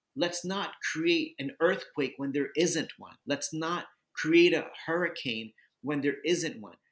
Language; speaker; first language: English; native; English